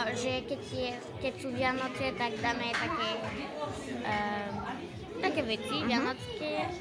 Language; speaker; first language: Slovak; early bilingual, heritage; Slovak